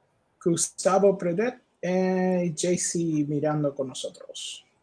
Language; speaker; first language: Spanish; non-native, learner; English